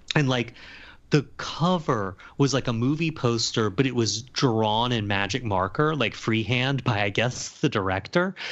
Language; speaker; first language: English; native; English